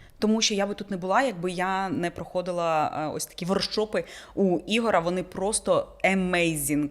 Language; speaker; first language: Ukrainian; non-native, local second language; Russian